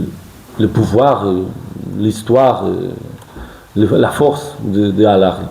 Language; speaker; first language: French; non-native, fluent; Portuguese